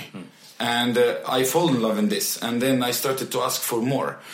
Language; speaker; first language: English; non-native, fluent; Arabic